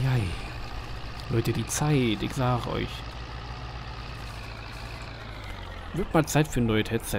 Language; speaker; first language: German; native; German